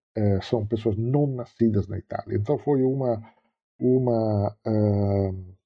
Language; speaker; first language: Portuguese; non-native, fluent; Italian